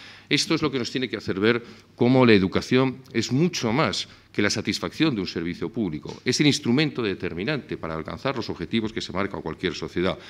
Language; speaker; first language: Spanish; native; Spanish